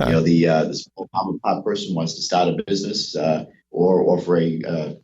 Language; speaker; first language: English; native; English